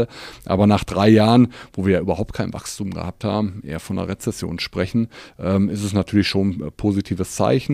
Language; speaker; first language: German; native; German